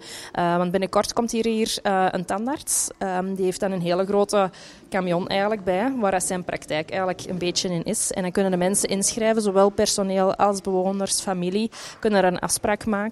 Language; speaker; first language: Dutch; native; Dutch